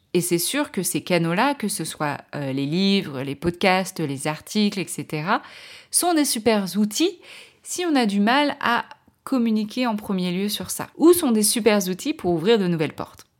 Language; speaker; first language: French; native; French